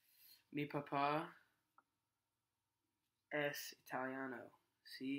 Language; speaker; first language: Spanish; non-native, learner; English